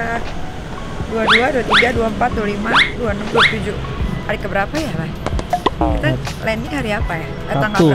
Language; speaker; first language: Indonesian; native; Indonesian